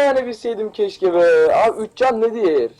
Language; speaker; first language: Turkish; native; Turkish